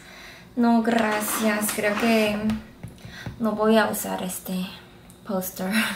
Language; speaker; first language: Spanish; non-native, fluent; Korean